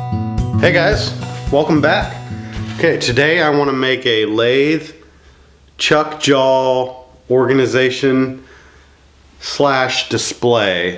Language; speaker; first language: English; native; English